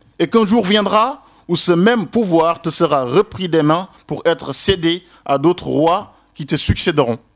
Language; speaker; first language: French; non-native, local second language; Wolof